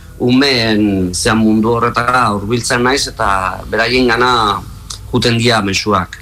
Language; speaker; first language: Basque; non-native, local second language; Spanish